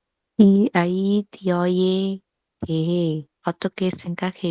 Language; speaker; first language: Korean; non-native, learner; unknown